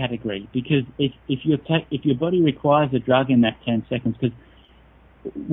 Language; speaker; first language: English; native; English